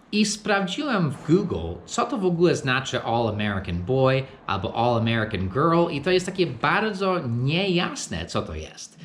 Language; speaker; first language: Polish; non-native, fluent; English